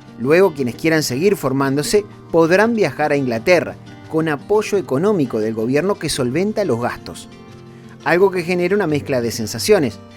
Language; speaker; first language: Spanish; native; Spanish